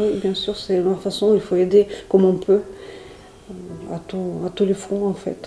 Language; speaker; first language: French; non-native, fluent; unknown